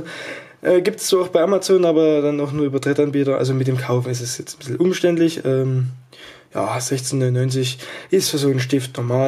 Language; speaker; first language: German; native; German